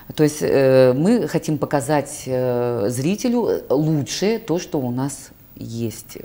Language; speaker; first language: Russian; native; Russian